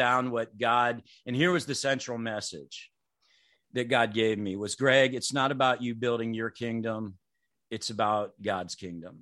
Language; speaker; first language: English; native; English